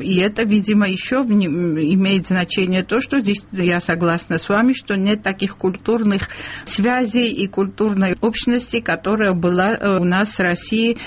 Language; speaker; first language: Russian; non-native, local second language; Georgian